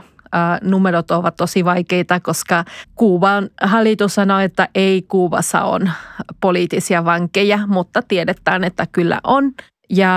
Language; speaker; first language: Finnish; non-native, fluent; Spanish